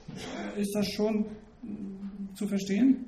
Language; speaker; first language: German; non-native, fluent; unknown